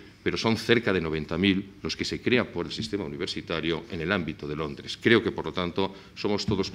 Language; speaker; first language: Spanish; native; Spanish